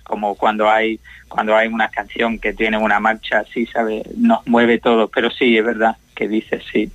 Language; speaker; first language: Spanish; non-native, learner; English